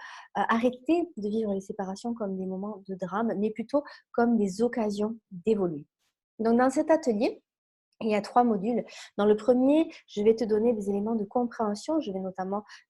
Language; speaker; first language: French; native; French